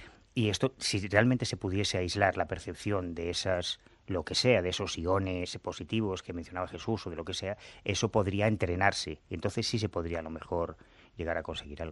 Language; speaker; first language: Spanish; native; Spanish